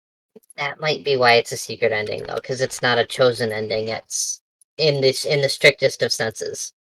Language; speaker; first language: English; native; English